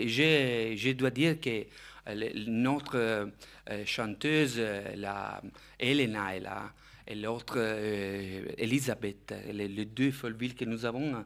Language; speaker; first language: French; non-native, fluent; Italian